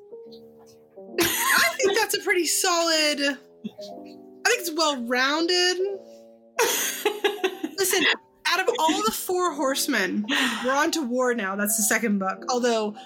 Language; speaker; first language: English; native; English